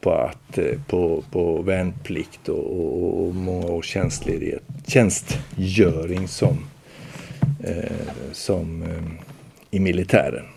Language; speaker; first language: Swedish; native; Swedish